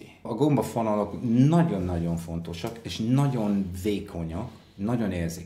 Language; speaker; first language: Hungarian; non-native, fluent; English